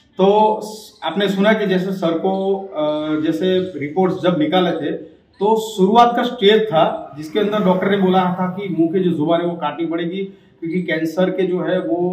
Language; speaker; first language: Hindi; non-native, local second language; Gujarati